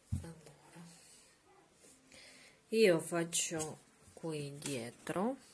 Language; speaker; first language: Italian; non-native, learner; Russian